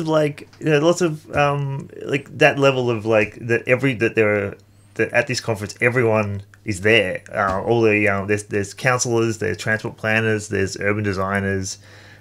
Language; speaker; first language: English; native; English